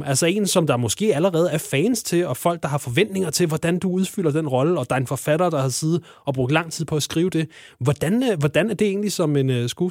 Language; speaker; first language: Danish; native; Danish